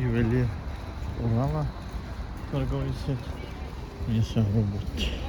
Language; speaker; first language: Russian; early bilingual, other home language; Tajik